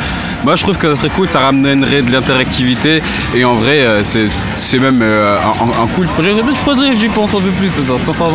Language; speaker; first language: French; native; French